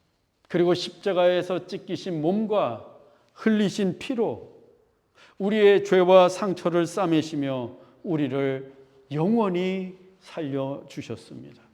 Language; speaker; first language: Korean; native; Korean